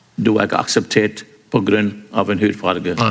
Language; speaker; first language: Norwegian; non-native, fluent; English